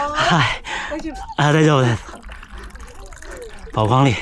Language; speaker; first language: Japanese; non-native, learner; Chinese